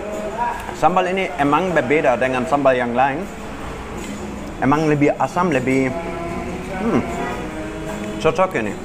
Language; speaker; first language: Indonesian; non-native, fluent; German